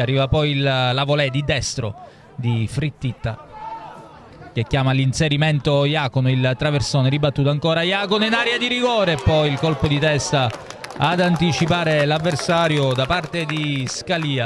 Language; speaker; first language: Italian; native; Italian